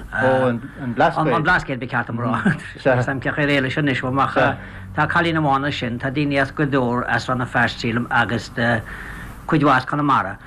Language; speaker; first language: Irish; native; Irish